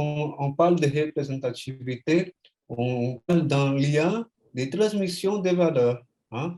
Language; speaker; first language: French; non-native, fluent; Portuguese